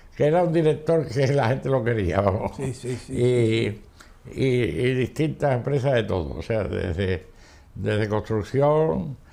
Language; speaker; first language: Spanish; native; Spanish